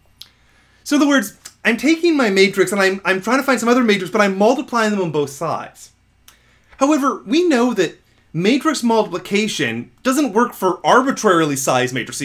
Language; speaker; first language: English; native; English